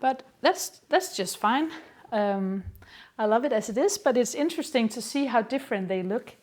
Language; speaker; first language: English; non-native, fluent; Danish